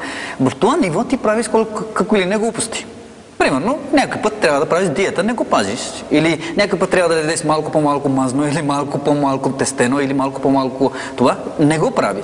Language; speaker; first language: Bulgarian; non-native, fluent; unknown